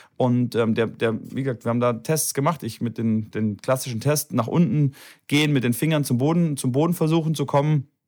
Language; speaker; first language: German; native; German